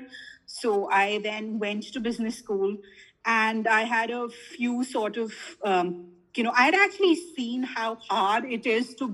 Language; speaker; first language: English; non-native, local second language; Hindi